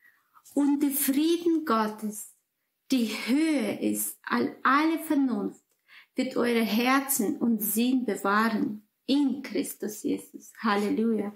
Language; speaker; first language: German; non-native, fluent; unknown